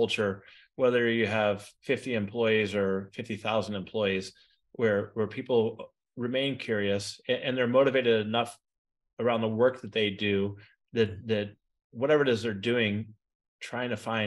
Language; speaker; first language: English; native; English